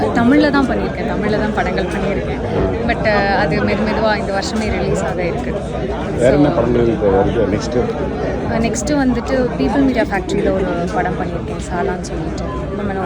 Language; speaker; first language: Tamil; non-native, local second language; Malayalam